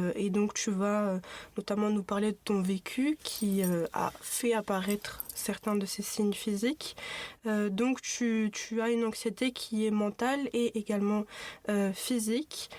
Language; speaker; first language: French; native; French